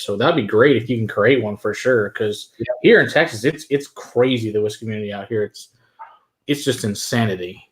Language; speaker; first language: English; native; English